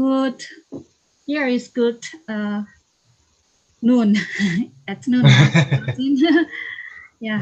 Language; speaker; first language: English; non-native, learner; Indonesian